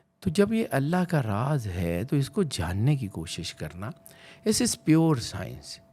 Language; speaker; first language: Urdu; non-native, local second language; Punjabi